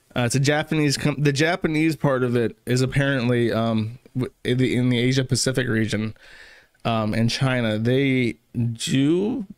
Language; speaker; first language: English; native; English